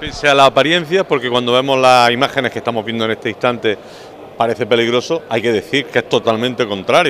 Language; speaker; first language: Spanish; native; Spanish